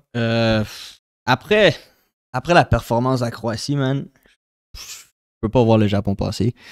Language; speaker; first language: French; native; French